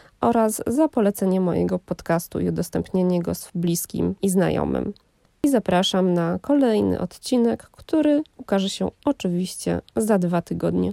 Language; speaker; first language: Polish; native; Polish